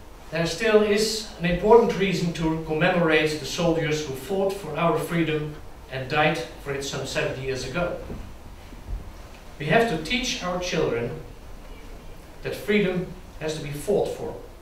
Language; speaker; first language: English; non-native, fluent; Dutch